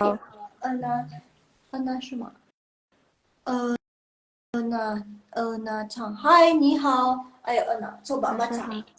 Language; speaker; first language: Chinese; non-native, fluent; Indonesian